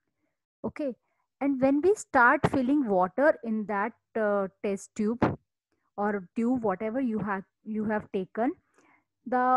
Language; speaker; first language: English; non-native, local second language; Hindi